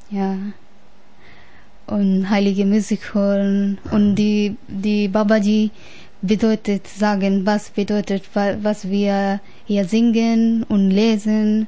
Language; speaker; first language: German; non-native, learner; Punjabi